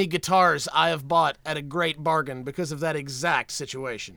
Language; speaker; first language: English; native; English